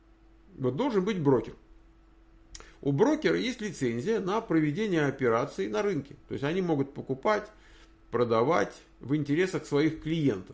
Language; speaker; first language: Russian; native; Russian